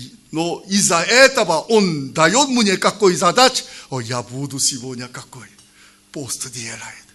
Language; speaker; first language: Russian; non-native, learner; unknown